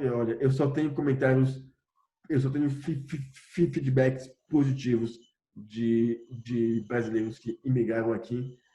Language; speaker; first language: Portuguese; non-native, fluent; French